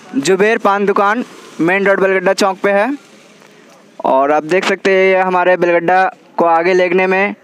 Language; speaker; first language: Hindi; native; Hindi